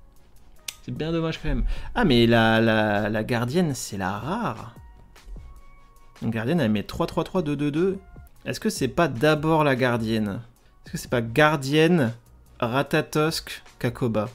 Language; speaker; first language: French; native; French